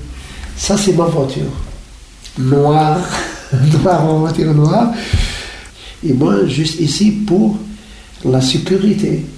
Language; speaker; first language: French; non-native, learner; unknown